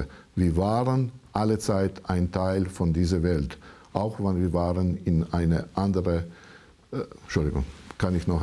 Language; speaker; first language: German; non-native, learner; Croatian